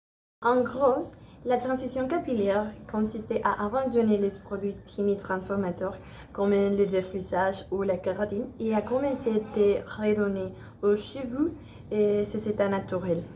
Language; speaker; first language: French; non-native, learner; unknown